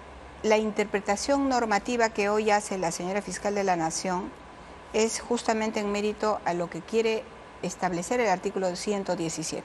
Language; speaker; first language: Spanish; native; Spanish